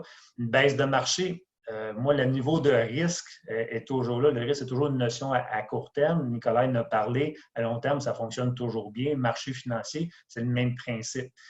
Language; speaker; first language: French; native; French